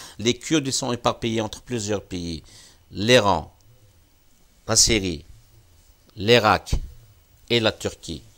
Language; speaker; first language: French; non-native, local second language; Kabyle